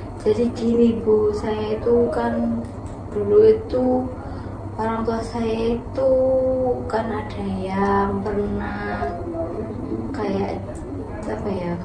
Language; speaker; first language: Indonesian; native; Indonesian